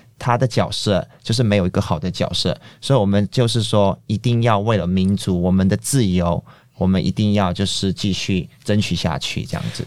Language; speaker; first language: Chinese; non-native, fluent; Burmese